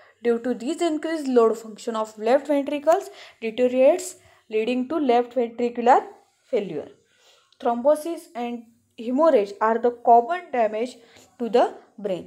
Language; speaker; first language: English; non-native, local second language; Marathi